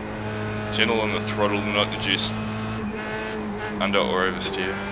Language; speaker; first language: English; native; English